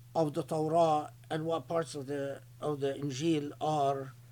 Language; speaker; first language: English; non-native, fluent; Arabic